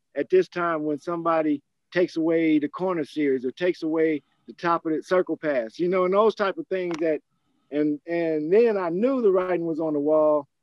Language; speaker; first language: English; native; English